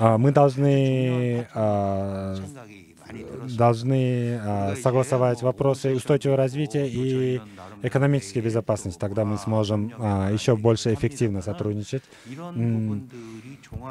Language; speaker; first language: Russian; non-native, fluent; Korean